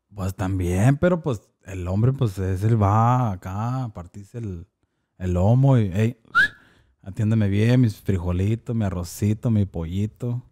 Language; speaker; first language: Spanish; early bilingual, heritage; Spanish